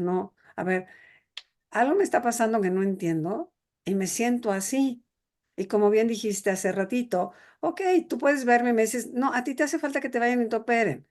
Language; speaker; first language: Spanish; native; Spanish